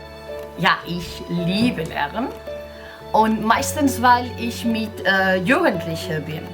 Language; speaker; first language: German; non-native, fluent; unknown